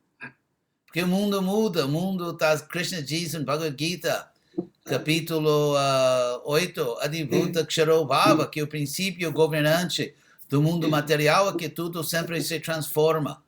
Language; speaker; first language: Portuguese; non-native, fluent; English